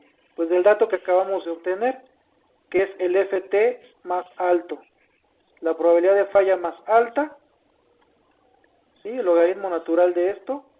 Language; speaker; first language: Spanish; native; Spanish